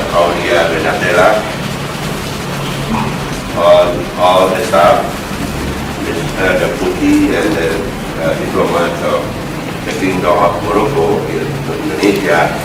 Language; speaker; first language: English; non-native, fluent; Indonesian